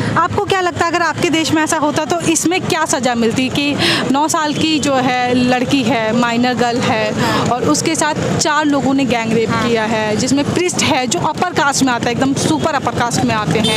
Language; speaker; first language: Hindi; native; Hindi